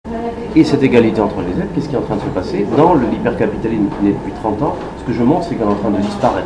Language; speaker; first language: French; native; French